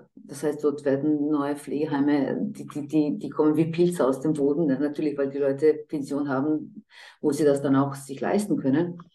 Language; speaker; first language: German; non-native, fluent; Croatian